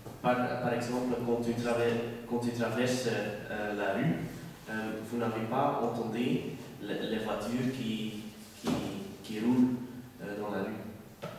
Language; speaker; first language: French; non-native, learner; Dutch